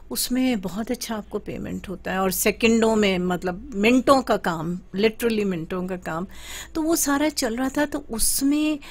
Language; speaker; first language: Urdu; native; Urdu